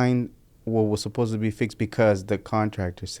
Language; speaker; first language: English; early bilingual, other home language; Spanish